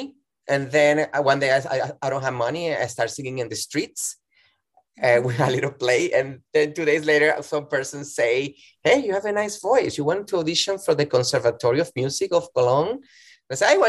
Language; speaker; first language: English; non-native, fluent; Spanish